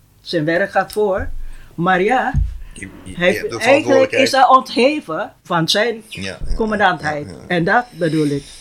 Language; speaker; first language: Dutch; non-native, local second language; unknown